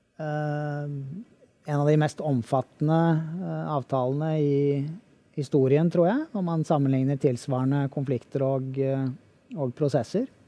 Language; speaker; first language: Norwegian; native; Norwegian